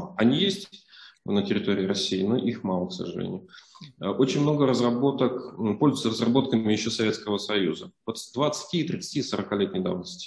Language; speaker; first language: Russian; native; Russian